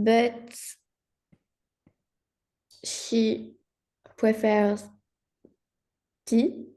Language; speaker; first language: English; non-native, learner; French